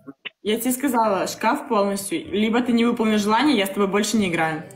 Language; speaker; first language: Russian; native; Russian